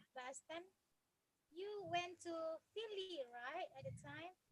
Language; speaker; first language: English; non-native, fluent; Indonesian